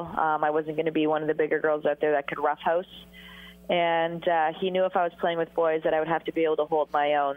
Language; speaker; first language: English; native; English